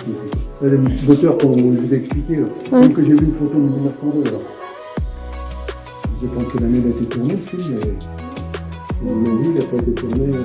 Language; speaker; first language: French; native; French